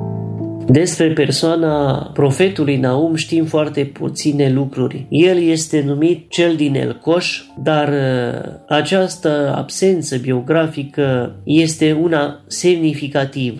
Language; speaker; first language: Romanian; native; Romanian